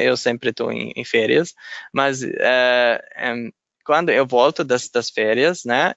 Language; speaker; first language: Portuguese; non-native, fluent; German